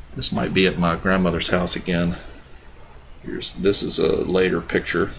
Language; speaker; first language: English; native; English